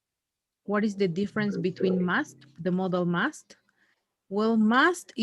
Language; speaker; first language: English; non-native, fluent; Spanish